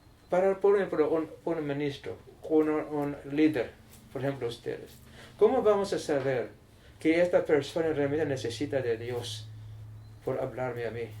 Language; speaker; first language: Spanish; non-native, learner; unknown